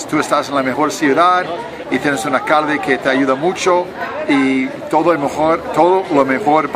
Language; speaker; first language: Spanish; non-native, learner; English